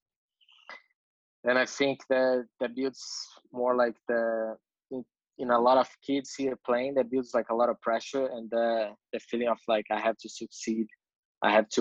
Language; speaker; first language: English; non-native, fluent; Portuguese